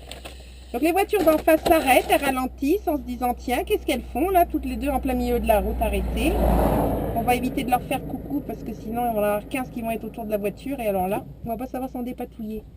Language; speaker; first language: French; native; French